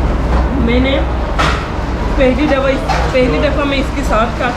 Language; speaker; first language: Hindi; non-native, learner; Turkish